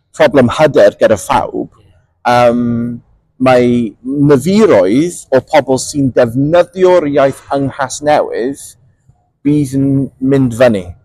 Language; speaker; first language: Welsh; non-native, local second language; English